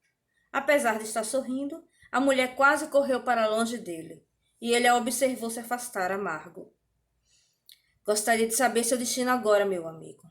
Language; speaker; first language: Portuguese; native; Portuguese